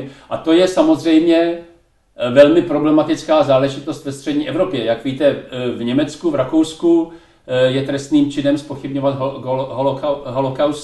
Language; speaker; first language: Czech; native; Czech